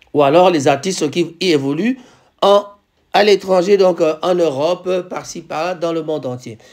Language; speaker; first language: French; non-native, local second language; Lingala